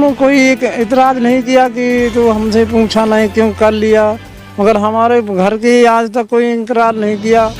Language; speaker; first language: Hindi; native; Hindi